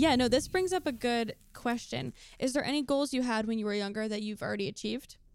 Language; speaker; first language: English; native; English